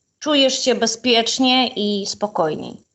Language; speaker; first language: Polish; non-native, fluent; Ukrainian